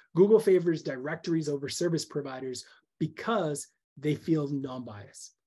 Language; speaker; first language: English; native; English